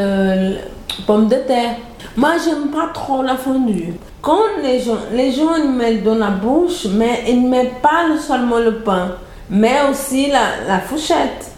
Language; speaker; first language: French; non-native, learner; Portuguese